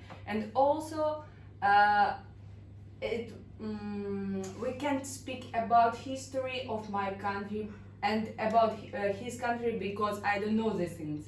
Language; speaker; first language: English; non-native, learner; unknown